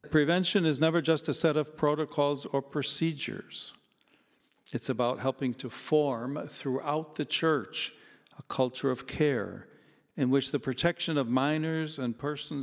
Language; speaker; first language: English; native; English